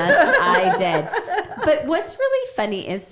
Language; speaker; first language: English; native; English